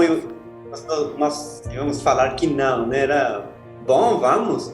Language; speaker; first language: Portuguese; non-native, fluent; Spanish